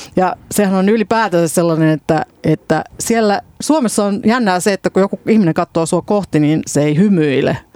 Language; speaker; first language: Finnish; native; Finnish